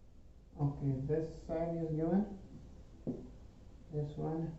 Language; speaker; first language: English; non-native, local second language; Hindi